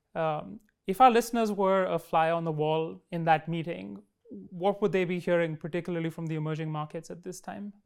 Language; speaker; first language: English; non-native, local second language; Hindi